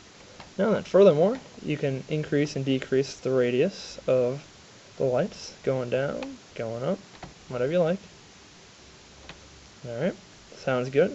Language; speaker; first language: English; native; English